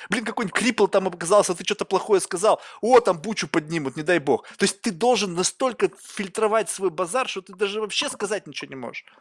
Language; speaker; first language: Russian; native; Russian